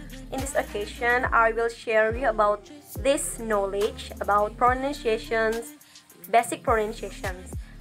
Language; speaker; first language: English; non-native, learner; Indonesian